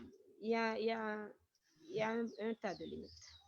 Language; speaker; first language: French; non-native, local second language; Haitian Creole